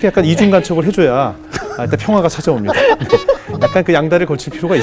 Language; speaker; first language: Korean; native; Korean